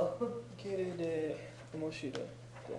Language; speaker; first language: Japanese; non-native, learner; English